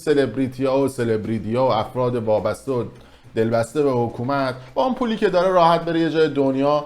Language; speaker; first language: Persian; native; Persian